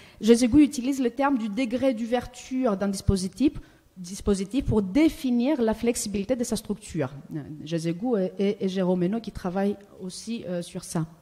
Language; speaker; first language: French; non-native, fluent; Greek